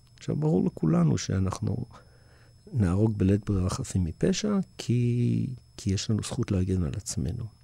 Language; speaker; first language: Hebrew; early bilingual, other home language; English